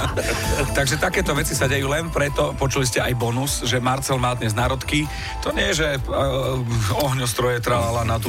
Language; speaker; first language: Slovak; native; Slovak